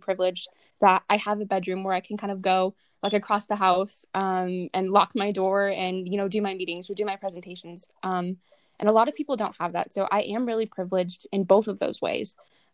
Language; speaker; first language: English; native; English